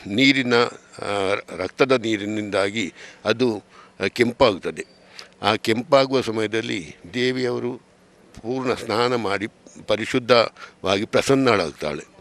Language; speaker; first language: Kannada; native; Kannada